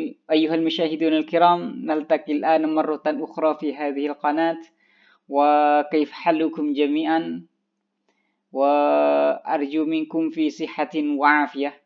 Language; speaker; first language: Arabic; non-native, fluent; Indonesian